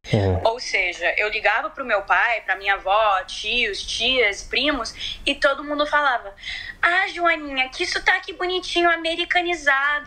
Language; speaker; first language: Portuguese; early bilingual, heritage; Portuguese